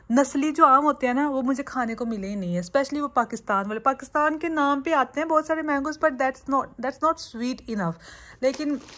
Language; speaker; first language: Urdu; native; Urdu